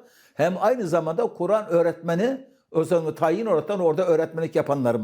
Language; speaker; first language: Turkish; native; Turkish